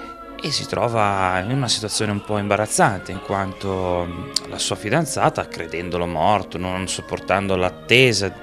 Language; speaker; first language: Italian; native; Italian